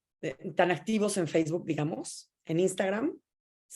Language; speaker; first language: Spanish; native; Spanish